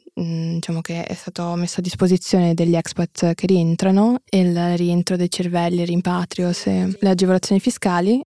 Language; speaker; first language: Italian; early bilingual, other home language; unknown